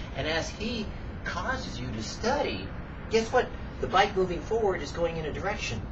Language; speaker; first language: English; native; English